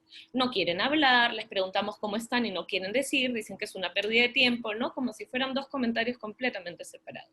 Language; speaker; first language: Spanish; native; Spanish